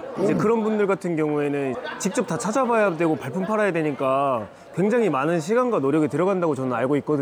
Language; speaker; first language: Korean; native; Korean